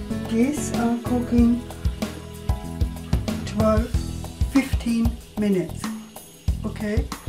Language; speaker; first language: English; non-native, learner; German